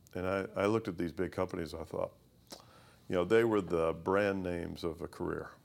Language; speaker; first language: English; native; English